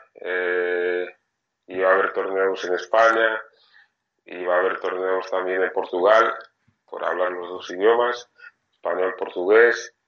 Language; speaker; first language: Spanish; non-native, fluent; French